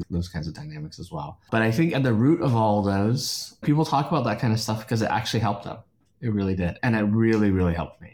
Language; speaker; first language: English; native; English